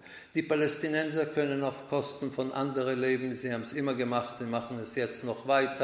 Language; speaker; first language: German; non-native, fluent; Hebrew